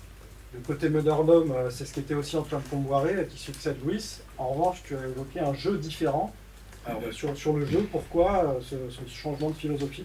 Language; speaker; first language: French; native; French